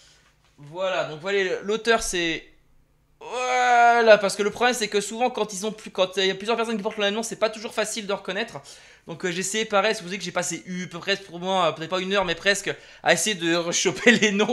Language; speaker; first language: French; native; French